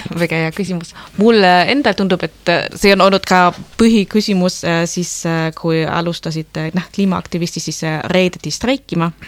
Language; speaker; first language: Estonian; non-native, fluent; German